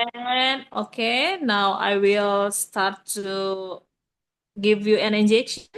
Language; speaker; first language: English; non-native, learner; Indonesian